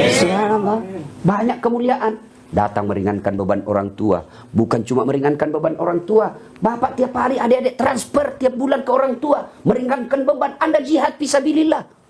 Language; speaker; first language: Indonesian; non-native, local second language; Buginese